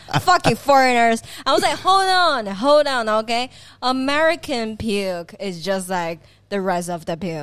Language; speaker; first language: English; non-native, fluent; Chinese